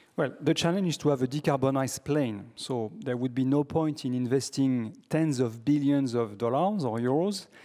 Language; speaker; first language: English; non-native, fluent; French